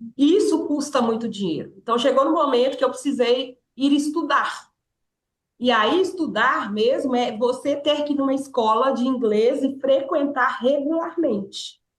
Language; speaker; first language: Portuguese; native; Portuguese